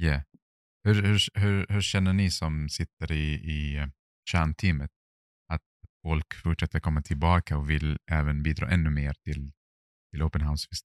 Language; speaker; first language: Swedish; non-native, fluent; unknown